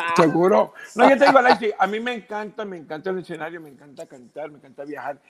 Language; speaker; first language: Spanish; early bilingual, heritage; Spanish